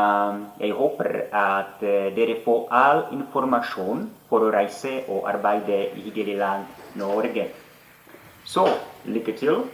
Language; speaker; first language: Norwegian; non-native, learner; Czech